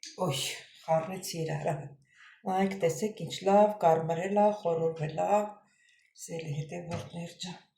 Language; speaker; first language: Armenian; native; Armenian